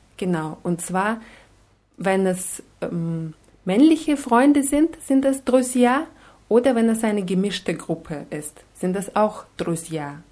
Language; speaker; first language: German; non-native, fluent; Russian